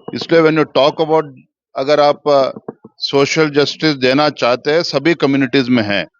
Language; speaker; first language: Hindi; non-native, local second language; Kannada